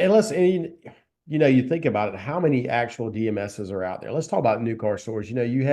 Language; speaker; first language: English; native; English